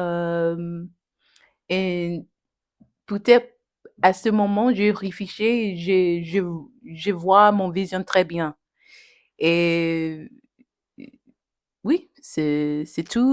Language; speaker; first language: French; non-native, learner; English